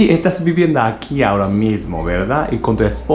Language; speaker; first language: Spanish; non-native, learner; Japanese